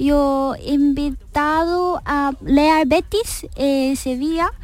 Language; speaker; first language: Spanish; non-native, learner; Korean